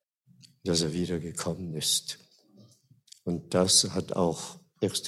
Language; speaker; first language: German; non-native, fluent; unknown